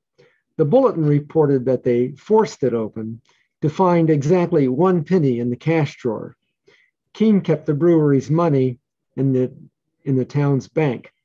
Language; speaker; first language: English; native; English